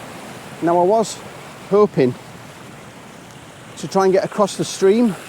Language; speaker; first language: English; native; English